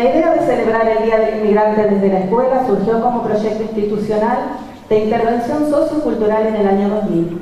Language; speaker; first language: Spanish; native; Spanish